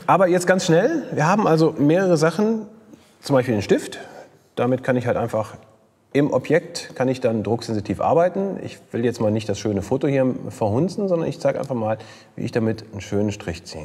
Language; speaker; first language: German; native; German